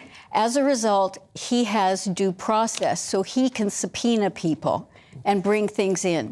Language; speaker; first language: English; native; English